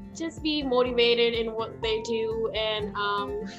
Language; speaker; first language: English; non-native, local second language; Sinhala